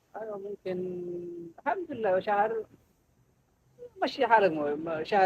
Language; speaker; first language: Arabic; non-native, learner; Somali